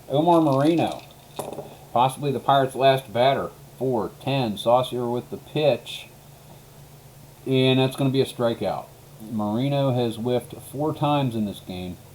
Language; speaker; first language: English; native; English